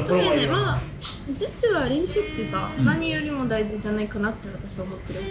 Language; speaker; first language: Japanese; non-native, fluent; Russian